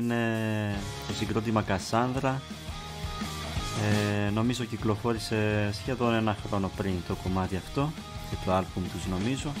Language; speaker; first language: Greek; native; Greek